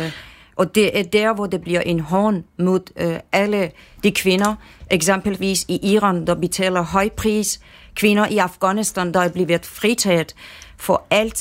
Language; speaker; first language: Danish; non-native, fluent; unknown